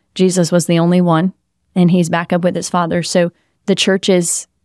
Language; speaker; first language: English; native; English